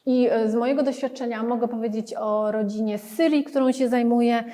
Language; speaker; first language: Polish; early bilingual, other home language; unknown